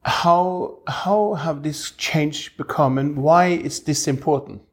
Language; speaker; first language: English; non-native, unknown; Norwegian